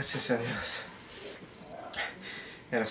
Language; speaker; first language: Spanish; non-native, learner; English